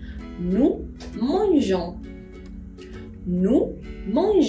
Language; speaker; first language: French; non-native, fluent; Spanish